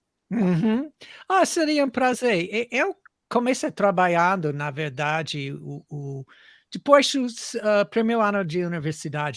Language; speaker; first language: Portuguese; non-native, fluent; English